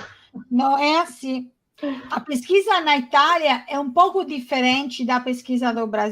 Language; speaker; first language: Portuguese; non-native, fluent; Italian